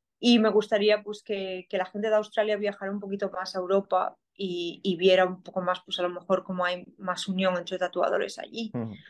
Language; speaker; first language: Spanish; native; Spanish